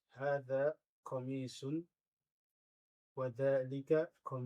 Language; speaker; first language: Arabic; non-native, learner; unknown